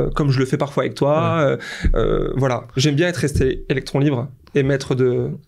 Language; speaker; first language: French; native; French